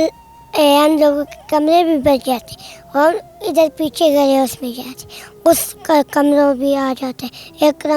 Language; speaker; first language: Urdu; non-native, local second language; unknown